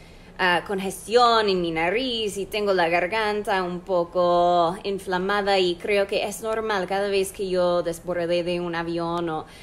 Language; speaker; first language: Spanish; non-native, fluent; English